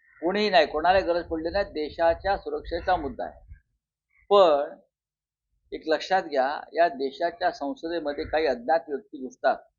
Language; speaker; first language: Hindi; non-native, local second language; Marathi